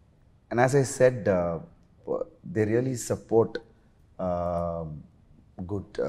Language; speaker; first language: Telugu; non-native, learner; Tamil